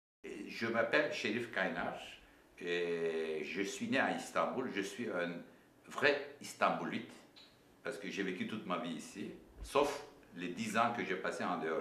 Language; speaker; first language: French; non-native, fluent; Turkish